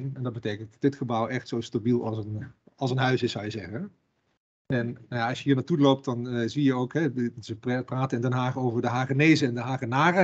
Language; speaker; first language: Dutch; native; Dutch